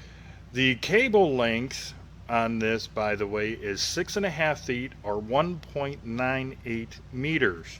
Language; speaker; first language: English; native; English